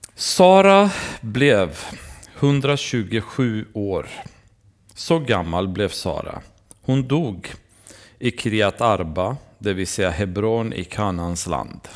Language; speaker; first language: Swedish; non-native, fluent; Romanian